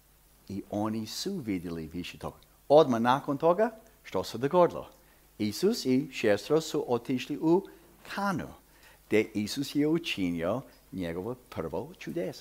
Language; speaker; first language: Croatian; early bilingual, heritage; Croatian